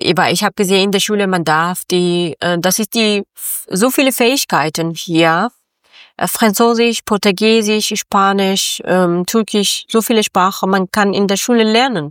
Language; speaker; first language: German; non-native, learner; Persian